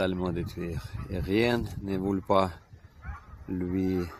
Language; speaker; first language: French; non-native, learner; Ukrainian